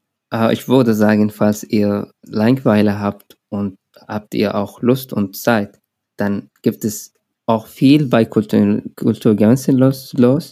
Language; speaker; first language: German; non-native, learner; Arabic